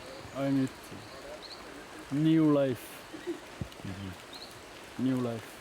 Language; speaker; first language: English; non-native, learner; Persian